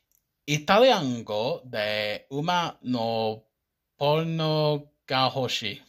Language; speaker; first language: Japanese; non-native, learner; English